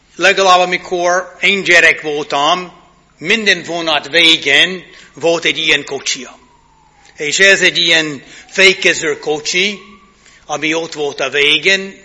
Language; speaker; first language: Hungarian; non-native, fluent; English